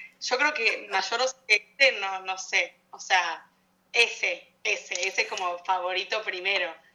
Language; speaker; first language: Spanish; native; Spanish